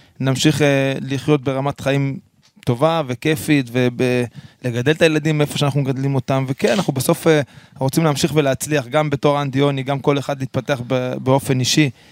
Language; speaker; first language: Hebrew; early bilingual, other home language; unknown